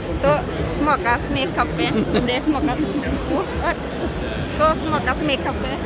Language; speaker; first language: Swedish; non-native, learner; Thai